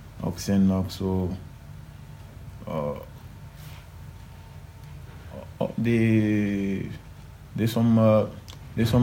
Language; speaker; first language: Swedish; non-native, learner; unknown